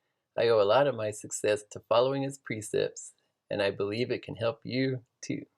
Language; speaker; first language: English; native; English